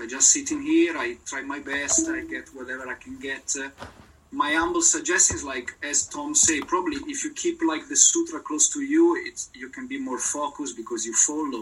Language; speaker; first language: English; non-native, learner; Italian